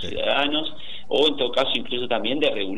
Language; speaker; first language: Spanish; native; Spanish